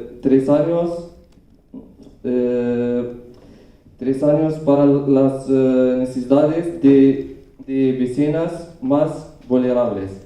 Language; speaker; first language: Spanish; non-native, learner; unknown